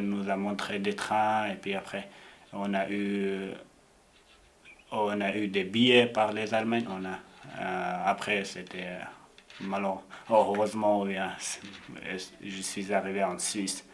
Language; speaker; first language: French; non-native, learner; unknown